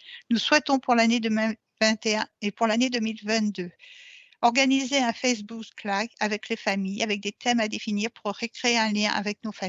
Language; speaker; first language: French; native; French